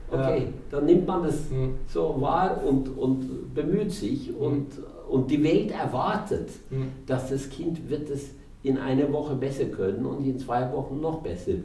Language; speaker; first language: German; non-native, fluent; Norwegian